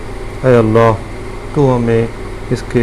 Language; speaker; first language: Urdu; native; Urdu